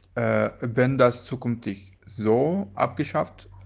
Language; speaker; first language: German; non-native, fluent; Arabic